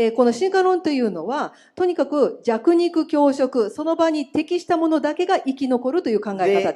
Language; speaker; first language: Japanese; native; Japanese